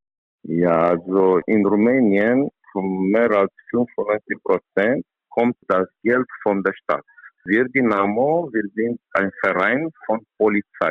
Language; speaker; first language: German; non-native, learner; Romanian